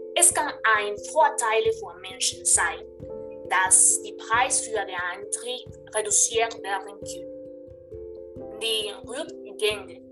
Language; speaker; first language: German; non-native, learner; Spanish